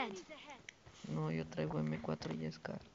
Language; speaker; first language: Spanish; native; Spanish